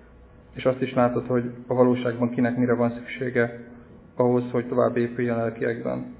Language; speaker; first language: Hungarian; native; Hungarian